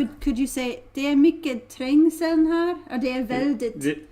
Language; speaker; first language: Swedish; non-native, learner; English